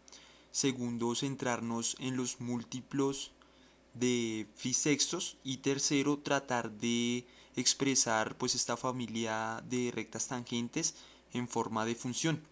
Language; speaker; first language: Spanish; native; Spanish